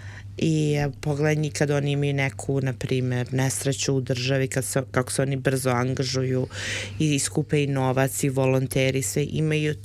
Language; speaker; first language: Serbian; early bilingual, heritage; Serbian